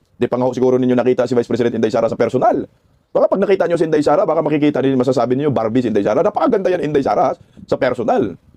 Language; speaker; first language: Filipino; non-native, local second language; Cebuano